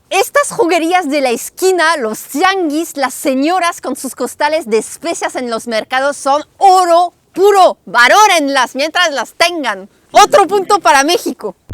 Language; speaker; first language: Spanish; non-native, fluent; French